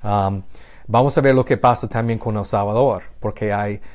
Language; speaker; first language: Spanish; non-native, fluent; English